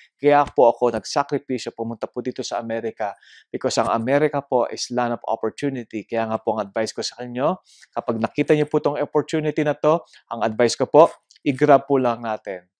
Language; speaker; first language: Filipino; native; Filipino